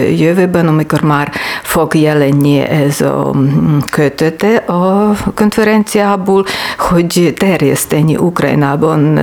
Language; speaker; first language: Hungarian; non-native, learner; Ukrainian